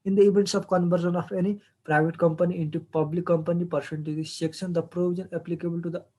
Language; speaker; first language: English; non-native, local second language; Nepali